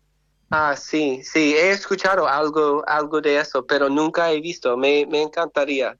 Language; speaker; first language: Spanish; non-native, fluent; English